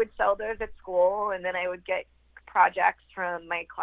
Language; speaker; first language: English; native; English